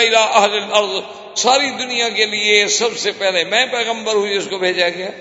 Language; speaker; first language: Urdu; native; Urdu